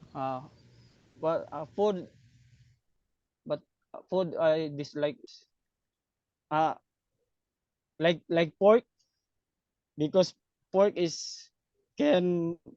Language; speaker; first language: English; non-native, learner; Cebuano